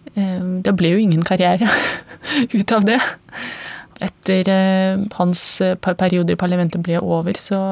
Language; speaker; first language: Norwegian; non-native, fluent; Russian